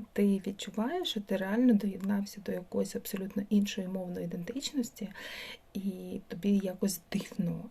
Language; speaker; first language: Ukrainian; non-native, local second language; Russian